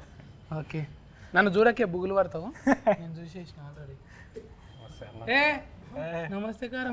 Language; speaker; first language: Telugu; native; Telugu